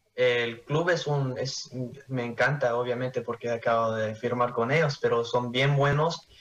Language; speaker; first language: Spanish; early bilingual, heritage; Spanish